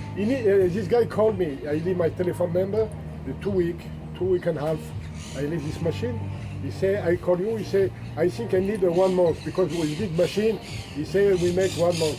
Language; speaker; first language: English; non-native, learner; French